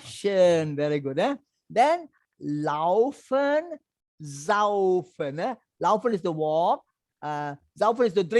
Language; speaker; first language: German; non-native, learner; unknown